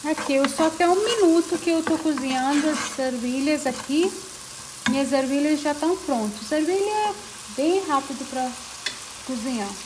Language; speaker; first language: Portuguese; non-native, fluent; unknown